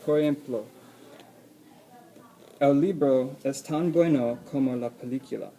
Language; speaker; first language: Spanish; non-native, learner; English